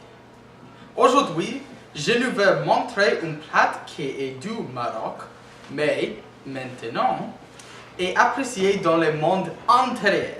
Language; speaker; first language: French; non-native, learner; English